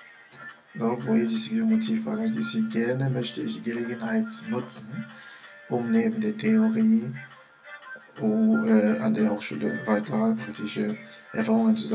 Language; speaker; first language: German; non-native, fluent; French